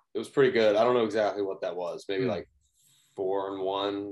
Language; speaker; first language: English; native; English